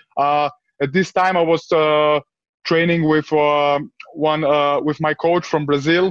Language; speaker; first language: English; early bilingual, other home language; Serbian